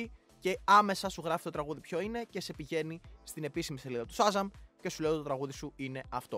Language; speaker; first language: Greek; native; Greek